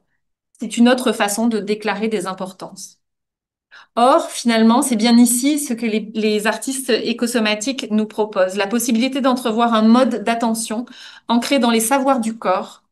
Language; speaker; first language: French; native; French